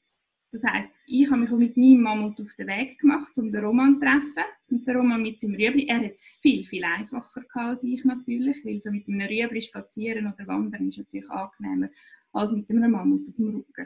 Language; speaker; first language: German; native; German